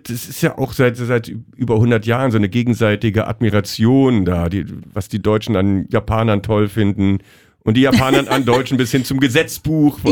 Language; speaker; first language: German; native; German